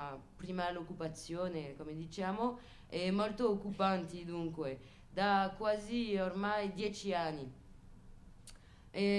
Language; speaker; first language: Italian; non-native, fluent; French